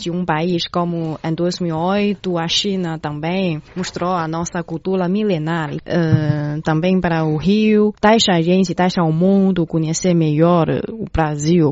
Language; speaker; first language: Portuguese; non-native, fluent; Chinese